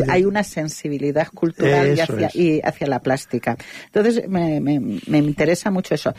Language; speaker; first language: Spanish; native; Spanish